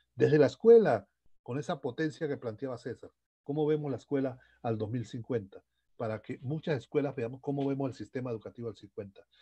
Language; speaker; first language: Spanish; native; Spanish